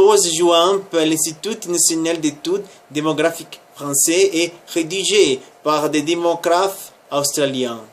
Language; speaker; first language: French; non-native, learner; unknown